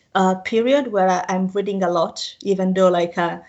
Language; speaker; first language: English; non-native, fluent; Italian